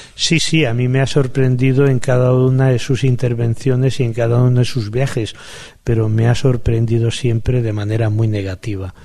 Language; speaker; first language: Spanish; native; Spanish